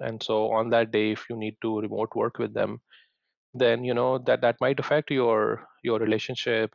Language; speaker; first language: English; non-native, local second language; Punjabi